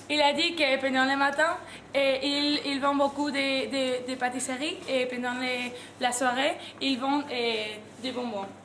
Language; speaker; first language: French; non-native, learner; Spanish